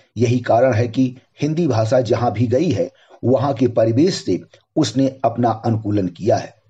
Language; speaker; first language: Hindi; native; Hindi